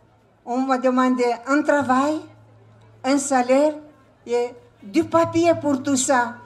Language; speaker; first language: French; non-native, learner; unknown